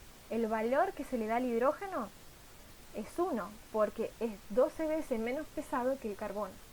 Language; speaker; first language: Spanish; native; Spanish